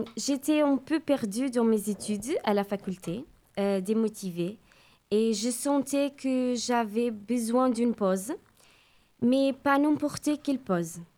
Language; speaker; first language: French; non-native, learner; Portuguese